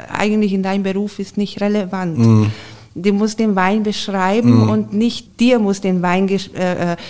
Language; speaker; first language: German; non-native, fluent; Hungarian